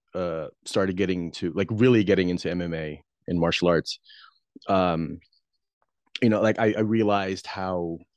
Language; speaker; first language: English; non-native, local second language; Filipino